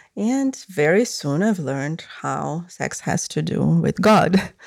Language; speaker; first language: English; non-native, fluent; Russian